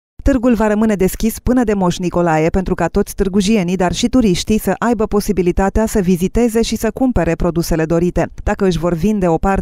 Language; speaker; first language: Romanian; native; Romanian